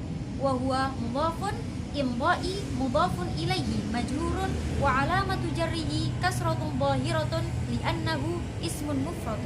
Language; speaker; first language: Arabic; non-native, learner; Indonesian